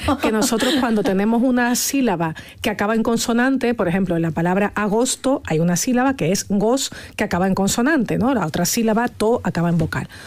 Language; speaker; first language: Spanish; native; Spanish